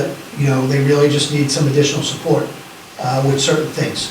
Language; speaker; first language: English; native; English